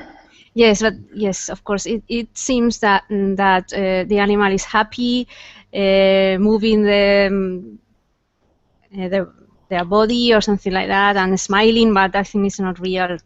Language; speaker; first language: English; non-native, fluent; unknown